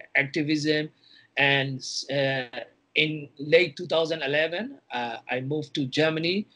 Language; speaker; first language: English; non-native, fluent; Burmese